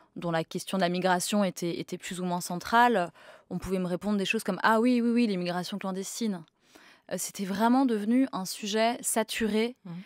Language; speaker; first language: French; native; French